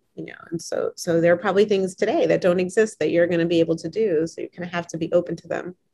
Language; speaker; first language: English; native; English